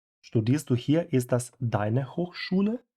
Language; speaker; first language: German; non-native, fluent; Ukrainian